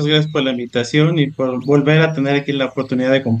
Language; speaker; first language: Spanish; native; Spanish